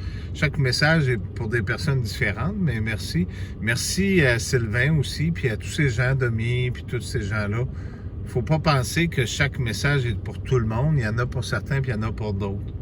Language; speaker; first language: French; native; French